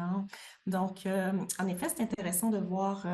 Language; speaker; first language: French; native; French